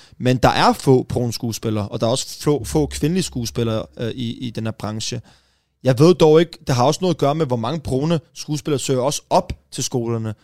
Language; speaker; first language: Danish; early bilingual, other home language; Persian